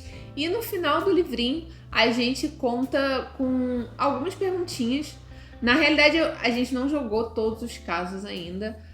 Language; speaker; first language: Portuguese; native; Portuguese